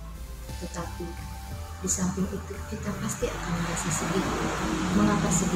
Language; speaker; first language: Indonesian; native; Indonesian